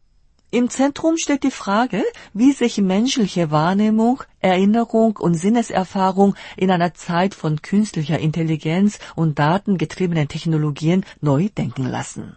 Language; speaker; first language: German; non-native, fluent; Korean